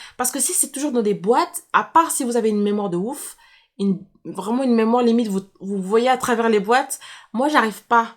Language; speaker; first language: French; native; French